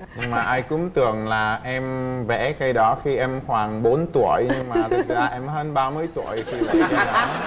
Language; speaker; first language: Vietnamese; non-native, fluent; Czech